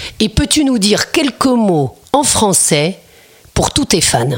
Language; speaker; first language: French; native; French